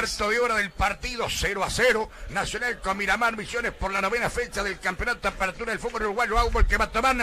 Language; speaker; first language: Spanish; native; Spanish